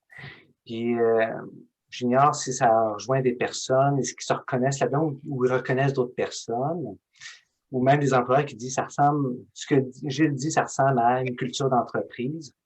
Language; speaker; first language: French; native; French